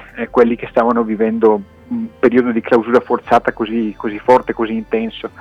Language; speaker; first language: Italian; native; Italian